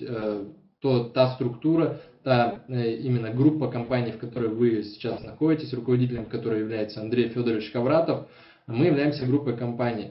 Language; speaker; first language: Russian; native; Russian